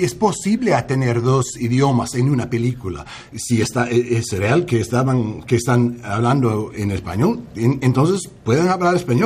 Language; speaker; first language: Spanish; non-native, learner; English